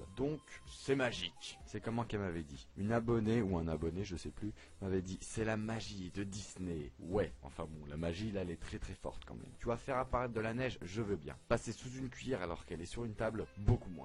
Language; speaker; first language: French; native; French